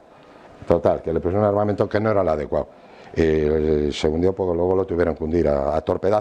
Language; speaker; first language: Spanish; native; Spanish